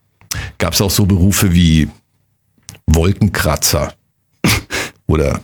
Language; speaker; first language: German; native; German